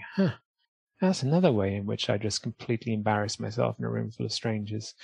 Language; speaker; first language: English; native; English